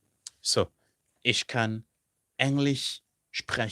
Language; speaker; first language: German; non-native, fluent; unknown